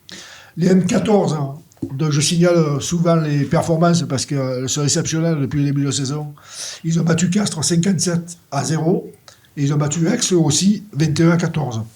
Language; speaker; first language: French; native; French